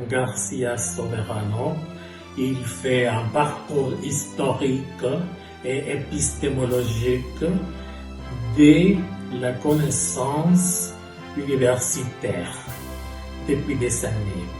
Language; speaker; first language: French; non-native, fluent; Spanish